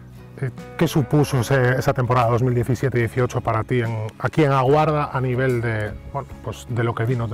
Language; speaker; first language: Spanish; native; Spanish